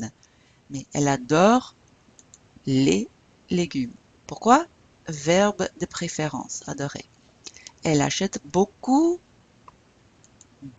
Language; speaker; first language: French; non-native, fluent; English